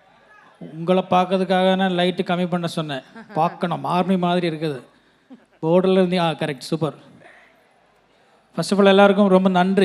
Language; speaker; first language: Tamil; non-native, learner; Malayalam